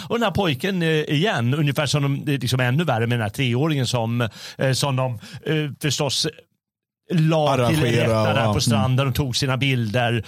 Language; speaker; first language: Swedish; native; Swedish